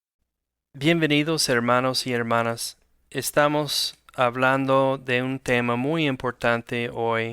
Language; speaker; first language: Spanish; non-native, fluent; English